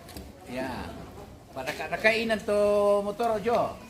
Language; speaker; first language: Indonesian; non-native, local second language; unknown